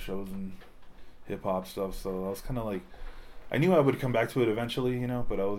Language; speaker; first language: English; native; English